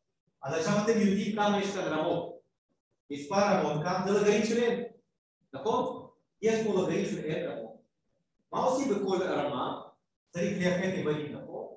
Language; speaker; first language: Hebrew; non-native, fluent; Russian